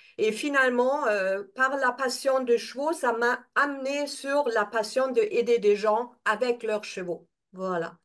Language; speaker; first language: French; non-native, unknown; German